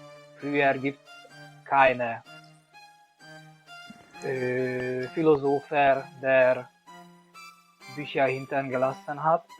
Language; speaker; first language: German; non-native, learner; Hungarian